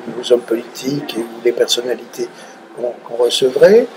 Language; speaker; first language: French; native; French